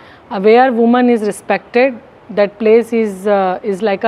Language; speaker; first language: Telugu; non-native, local second language; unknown